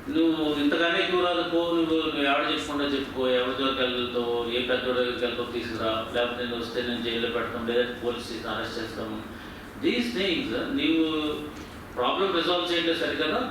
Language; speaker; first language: Telugu; native; Telugu